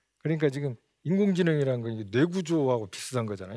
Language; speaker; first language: Korean; native; Korean